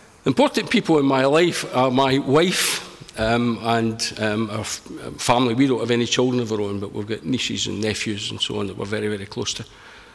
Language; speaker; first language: English; native; English